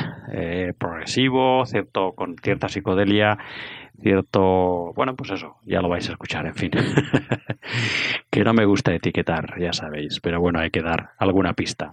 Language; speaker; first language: Spanish; native; Spanish